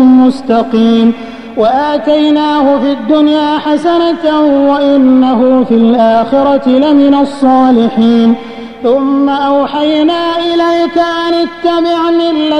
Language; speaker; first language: Arabic; native; Arabic